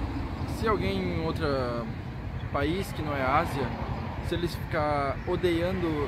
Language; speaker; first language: Portuguese; early bilingual, heritage; Portuguese